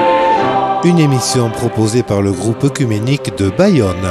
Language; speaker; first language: French; native; French